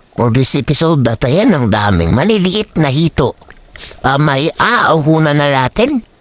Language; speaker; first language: Filipino; native; Filipino